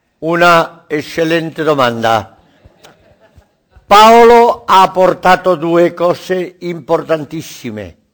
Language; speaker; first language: Italian; non-native, learner; Spanish